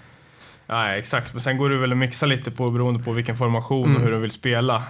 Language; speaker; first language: Swedish; native; Swedish